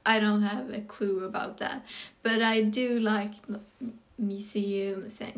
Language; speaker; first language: English; non-native, fluent; Swedish